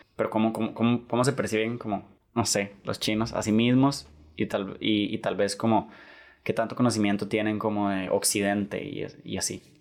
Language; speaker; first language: Spanish; native; Spanish